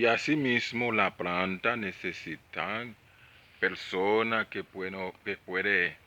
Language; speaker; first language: Spanish; non-native, learner; Haitian Creole